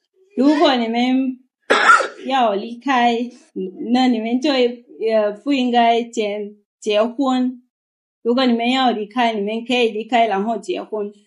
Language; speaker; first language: Chinese; non-native, learner; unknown